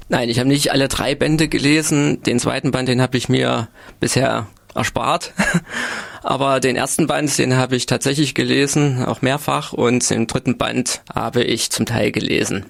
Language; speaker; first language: German; native; German